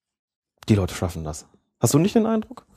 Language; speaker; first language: German; native; German